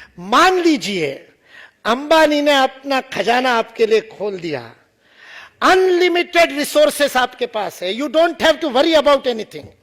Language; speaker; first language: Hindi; non-native, local second language; Marathi